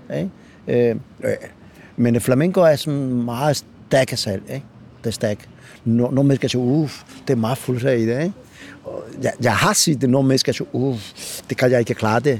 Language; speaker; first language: Danish; non-native, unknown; Spanish